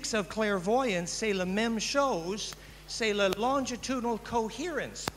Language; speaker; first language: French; non-native, learner; English